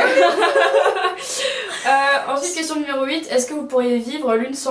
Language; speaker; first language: French; native; French